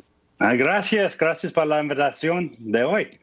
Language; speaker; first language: Spanish; non-native, fluent; English